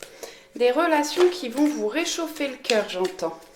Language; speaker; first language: French; native; French